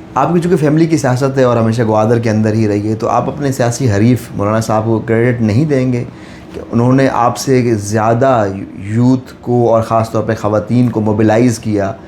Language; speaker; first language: Urdu; non-native, local second language; Baluchi